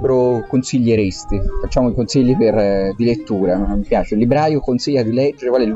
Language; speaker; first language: Italian; native; Italian